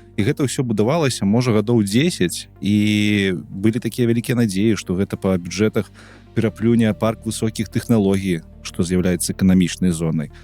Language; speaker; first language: Belarusian; non-native, local second language; Russian